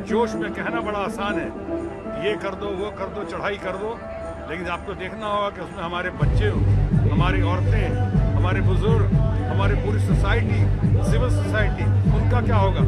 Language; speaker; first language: Hindi; native; Hindi